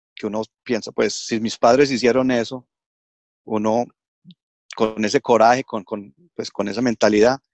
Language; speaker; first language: Spanish; early bilingual, heritage; English